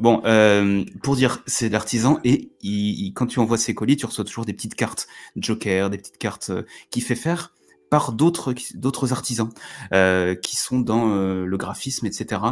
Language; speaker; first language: French; native; French